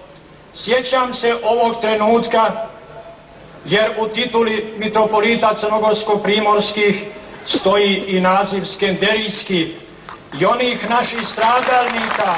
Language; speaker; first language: Serbian; native; Serbian